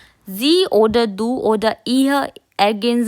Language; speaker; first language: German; non-native, fluent; Hindi